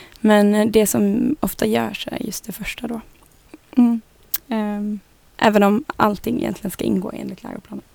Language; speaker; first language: Swedish; native; Swedish